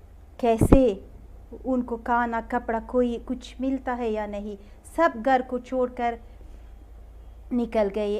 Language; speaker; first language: Hindi; non-native, learner; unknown